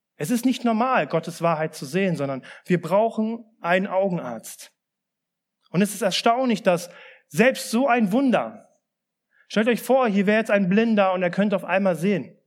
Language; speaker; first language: German; early bilingual, other home language; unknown